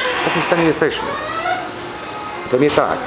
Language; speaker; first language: Polish; native; Polish